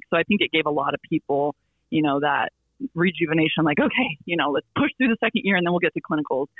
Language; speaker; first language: English; native; English